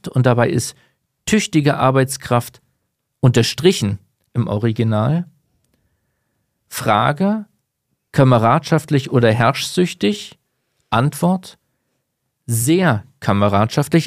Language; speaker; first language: German; native; German